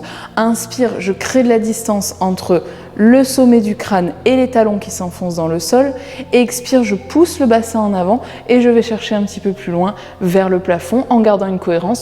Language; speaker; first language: French; native; French